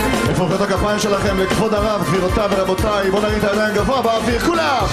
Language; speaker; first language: Hebrew; native; Hebrew